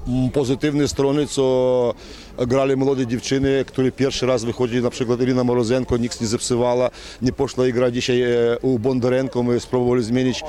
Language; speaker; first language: Polish; non-native, learner; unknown